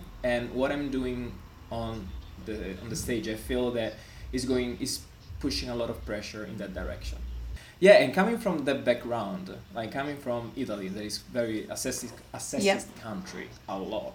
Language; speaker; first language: English; non-native, fluent; Italian